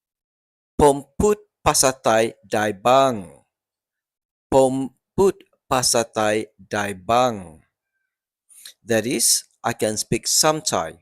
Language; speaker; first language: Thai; non-native, learner; English